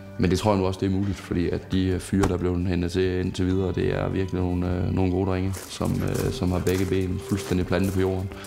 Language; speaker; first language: Danish; native; Danish